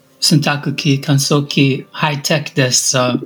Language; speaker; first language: Japanese; non-native, learner; English